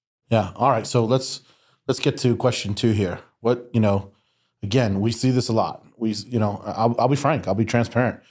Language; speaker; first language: English; native; English